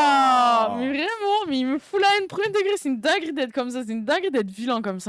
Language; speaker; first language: French; native; French